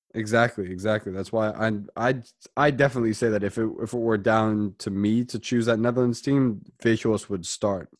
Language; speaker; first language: English; non-native, fluent; German